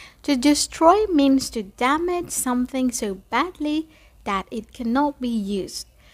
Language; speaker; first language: English; non-native, fluent; Persian